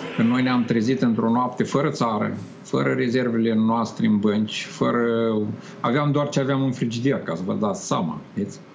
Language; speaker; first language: Romanian; native; Romanian